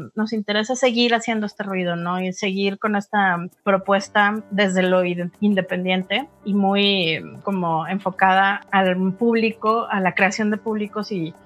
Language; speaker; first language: Spanish; native; Spanish